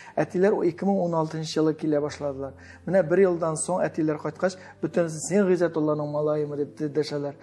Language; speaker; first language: Tatar; early bilingual, heritage; Tatar